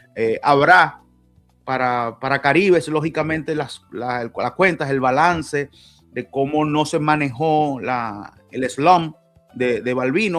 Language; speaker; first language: Spanish; native; Spanish